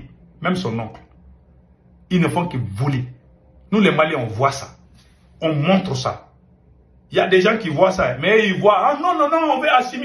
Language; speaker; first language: French; non-native, local second language; Bambara